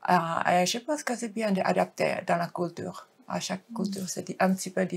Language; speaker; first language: French; non-native, fluent; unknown